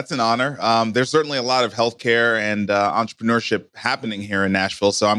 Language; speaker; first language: English; native; English